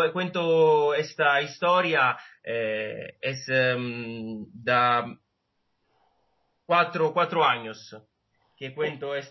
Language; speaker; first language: Spanish; non-native, learner; Italian